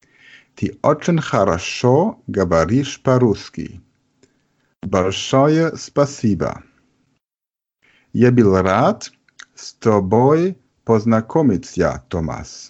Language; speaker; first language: Russian; non-native, learner; German